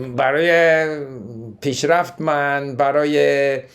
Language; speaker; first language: Persian; non-native, learner; English